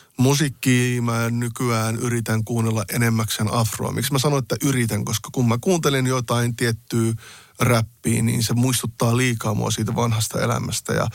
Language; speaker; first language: Finnish; early bilingual, other home language; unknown